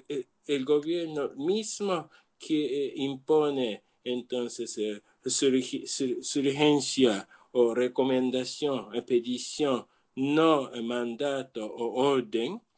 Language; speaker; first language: Spanish; non-native, learner; Japanese